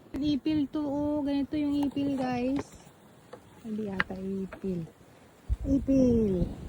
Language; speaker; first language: Filipino; non-native, local second language; Cebuano